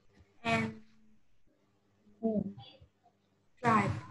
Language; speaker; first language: English; non-native, learner; Vietnamese